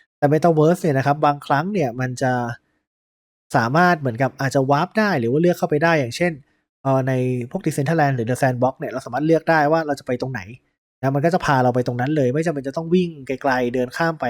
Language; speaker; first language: Thai; native; Thai